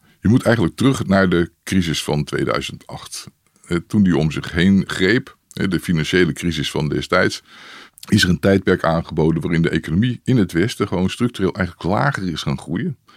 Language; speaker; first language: Dutch; native; Dutch